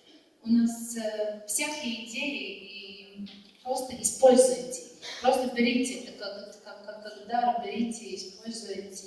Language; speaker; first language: Russian; non-native, fluent; Latvian